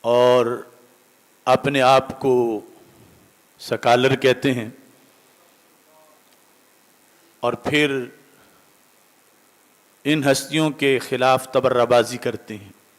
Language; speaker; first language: Urdu; native; Urdu